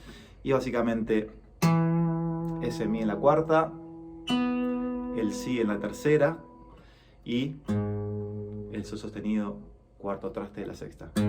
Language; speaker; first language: Spanish; native; Spanish